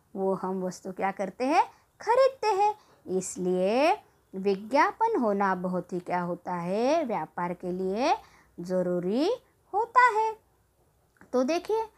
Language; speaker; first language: Hindi; non-native, local second language; Marathi